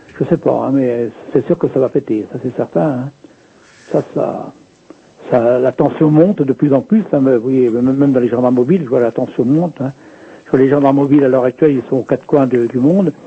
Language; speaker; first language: French; native; French